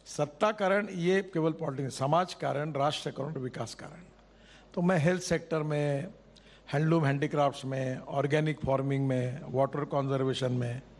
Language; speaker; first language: Hindi; non-native, local second language; Marathi